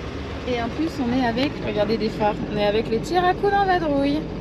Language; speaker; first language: French; native; French